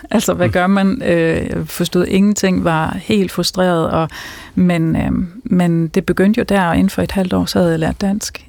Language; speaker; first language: Danish; early bilingual, other home language; Persian